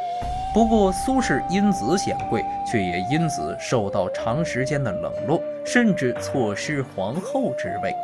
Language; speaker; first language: Chinese; native; Chinese